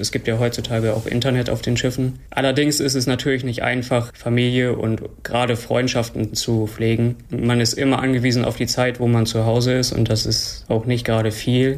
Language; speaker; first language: German; native; German